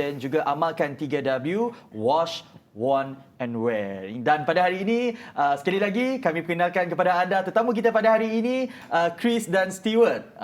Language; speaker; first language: Malay; native; Malay